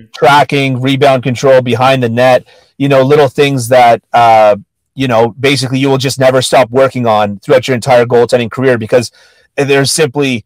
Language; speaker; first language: English; native; English